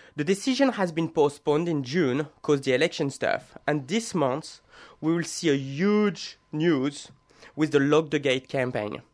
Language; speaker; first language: English; non-native, fluent; French